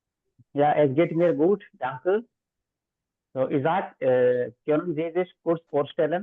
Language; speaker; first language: German; non-native, fluent; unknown